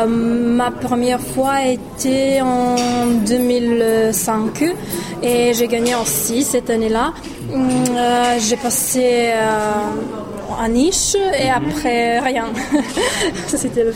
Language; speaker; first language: French; non-native, learner; Serbian